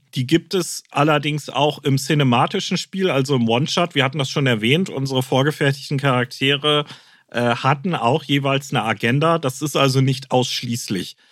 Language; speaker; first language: German; native; German